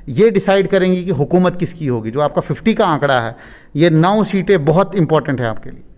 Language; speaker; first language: Hindi; non-native, local second language; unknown